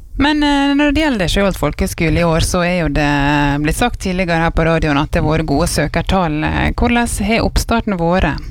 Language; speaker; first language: Norwegian; native; Norwegian